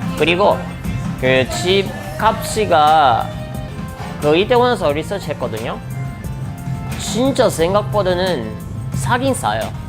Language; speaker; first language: Korean; non-native, fluent; Portuguese